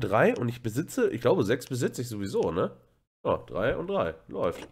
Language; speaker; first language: German; native; German